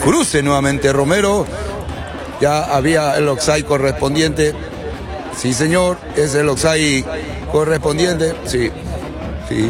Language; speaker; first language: Spanish; native; Spanish